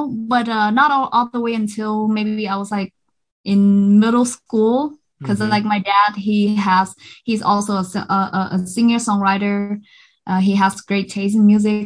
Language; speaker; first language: English; non-native, fluent; Vietnamese